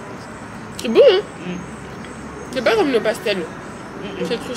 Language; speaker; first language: French; native; French